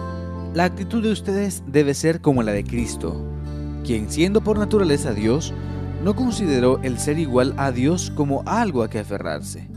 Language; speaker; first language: Spanish; native; Spanish